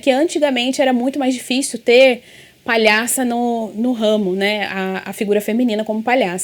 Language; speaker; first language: Portuguese; native; Portuguese